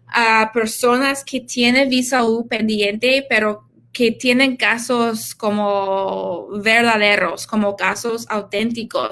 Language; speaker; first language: Spanish; early bilingual, heritage; English